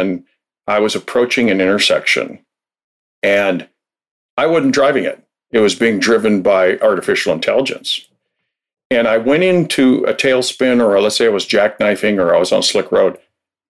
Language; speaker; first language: English; native; English